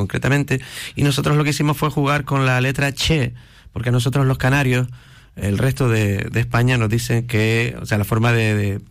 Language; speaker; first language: Spanish; native; Spanish